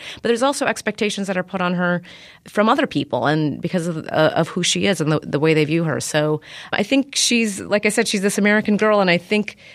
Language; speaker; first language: English; native; English